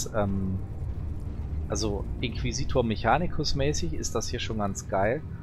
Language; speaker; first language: German; native; German